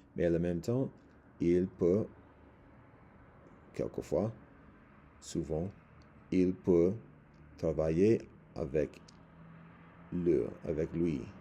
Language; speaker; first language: French; non-native, learner; English